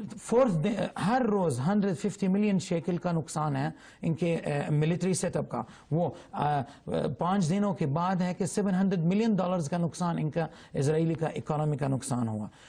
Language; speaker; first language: Urdu; non-native, fluent; Arabic